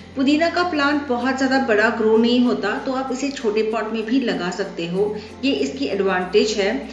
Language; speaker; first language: Hindi; non-native, local second language; Marathi